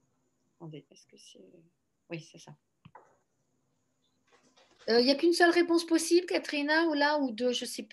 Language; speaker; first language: French; native; French